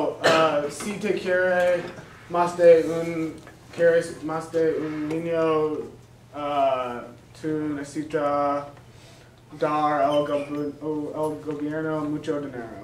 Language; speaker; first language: Spanish; non-native, learner; English